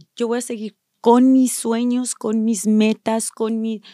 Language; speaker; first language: Spanish; native; Spanish